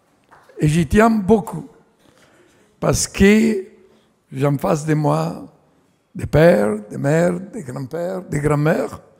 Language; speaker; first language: French; non-native, fluent; Italian